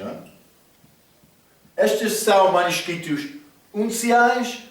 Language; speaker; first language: Portuguese; non-native, fluent; English